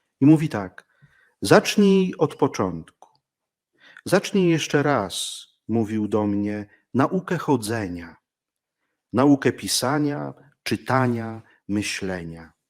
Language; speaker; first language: Polish; native; Polish